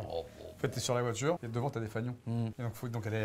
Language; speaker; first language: French; native; French